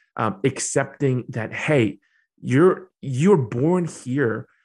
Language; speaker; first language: English; early bilingual, other home language; Burmese